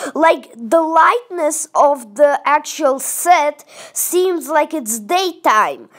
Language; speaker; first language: English; non-native, fluent; Russian